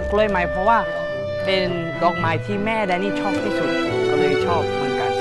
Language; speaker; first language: Thai; early bilingual, other home language; Spanish